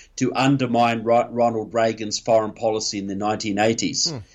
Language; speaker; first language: English; native; English